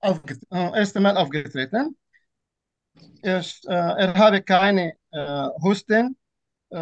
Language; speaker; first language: German; non-native, fluent; Turkish